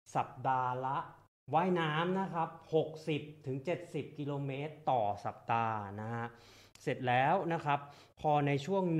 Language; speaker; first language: Thai; native; Thai